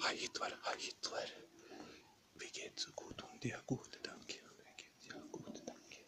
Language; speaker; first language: German; non-native, learner; Bosnian